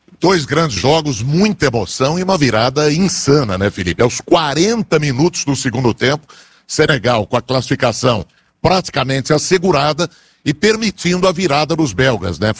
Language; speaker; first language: Portuguese; native; Portuguese